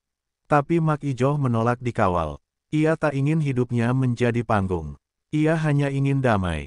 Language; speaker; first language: Indonesian; native; Indonesian